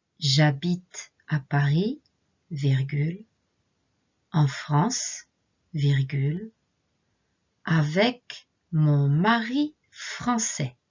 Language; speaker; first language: French; native; French